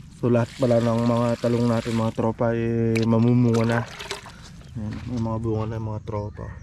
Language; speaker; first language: Filipino; non-native, local second language; Iloko